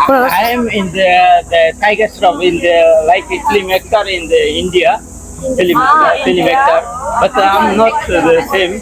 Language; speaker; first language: English; non-native, learner; Hindi